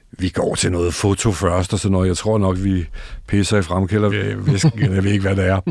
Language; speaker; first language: Danish; native; Danish